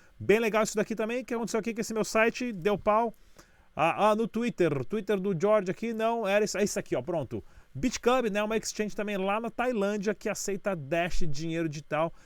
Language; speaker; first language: Portuguese; native; Portuguese